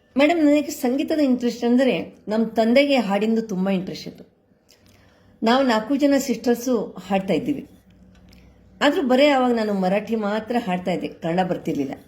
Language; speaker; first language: Kannada; non-native, local second language; Marathi